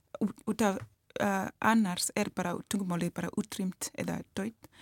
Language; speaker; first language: Icelandic; non-native, learner; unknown